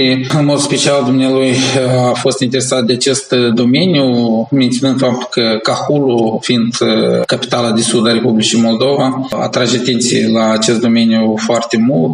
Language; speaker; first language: Romanian; native; Romanian